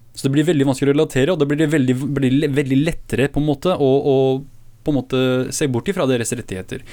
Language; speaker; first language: Norwegian; early bilingual, other home language; Kurdish